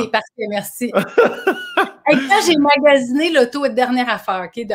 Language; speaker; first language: French; native; French